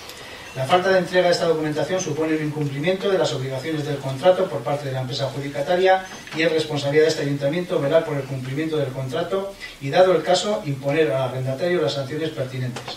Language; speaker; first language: Spanish; native; Spanish